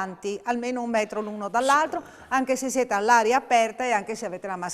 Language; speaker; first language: Italian; native; Italian